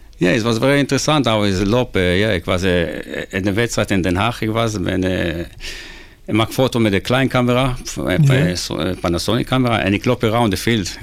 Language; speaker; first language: Dutch; non-native, learner; Hebrew